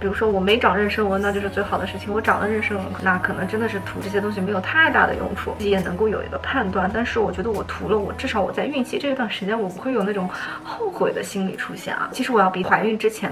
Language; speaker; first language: Chinese; native; Chinese